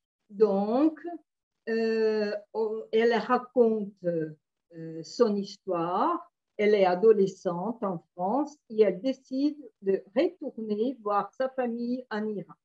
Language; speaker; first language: French; non-native, fluent; Portuguese